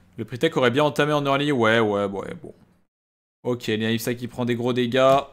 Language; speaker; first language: French; native; French